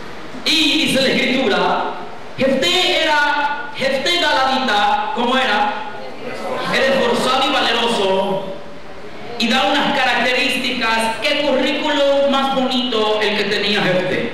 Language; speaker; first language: Spanish; native; Spanish